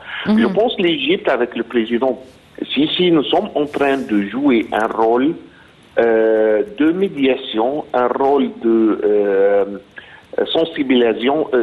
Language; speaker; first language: French; non-native, fluent; Arabic